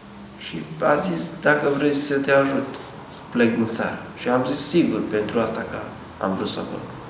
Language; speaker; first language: Romanian; non-native, learner; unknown